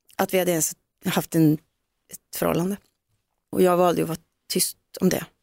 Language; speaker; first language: Swedish; native; Swedish